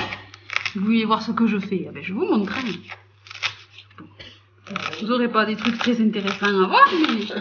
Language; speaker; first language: French; native; French